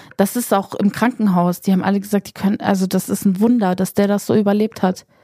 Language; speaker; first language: German; early bilingual, other home language; Polish